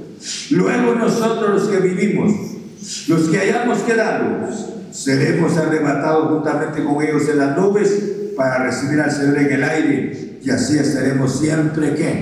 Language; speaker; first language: Spanish; native; Spanish